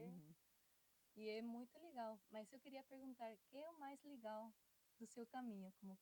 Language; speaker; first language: Portuguese; non-native, fluent; Spanish